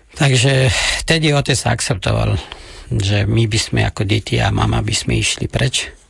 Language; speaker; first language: Slovak; non-native, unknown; Persian